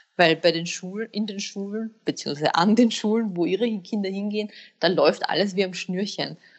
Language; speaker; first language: German; early bilingual, other home language; Bosnian